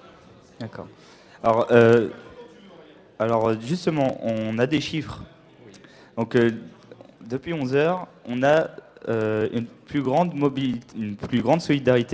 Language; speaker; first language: French; native; French